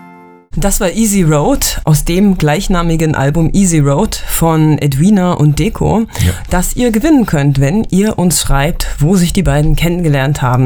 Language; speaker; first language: German; native; German